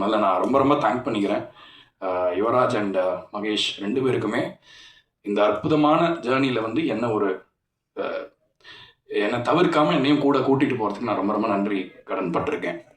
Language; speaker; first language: Tamil; native; Tamil